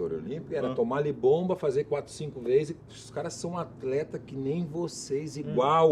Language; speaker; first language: Portuguese; native; Portuguese